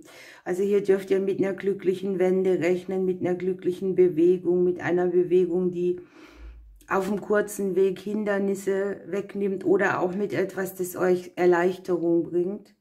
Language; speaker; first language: German; native; German